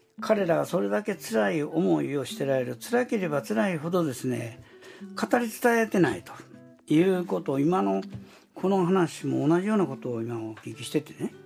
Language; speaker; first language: Japanese; native; Japanese